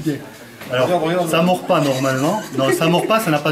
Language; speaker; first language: French; native; French